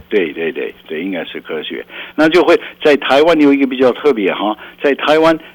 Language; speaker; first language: Chinese; non-native, fluent; Dutch